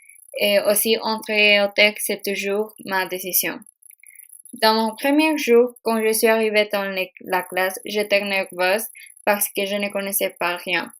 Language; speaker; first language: French; non-native, learner; Spanish